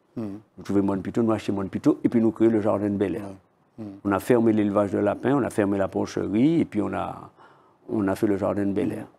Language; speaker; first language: French; native; French